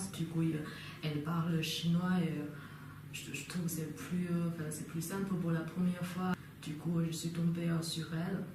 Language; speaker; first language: French; non-native, learner; Chinese